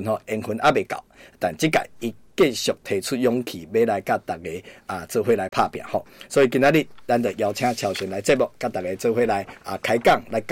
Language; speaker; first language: Chinese; native; Chinese